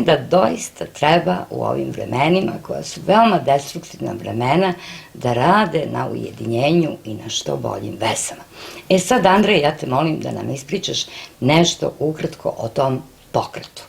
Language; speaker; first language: Bosnian; native; Bosnian